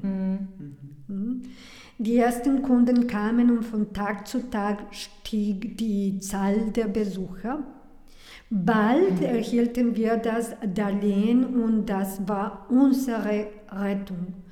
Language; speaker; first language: German; non-native, learner; Spanish